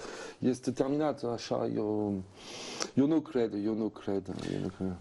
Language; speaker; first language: Romanian; non-native, learner; French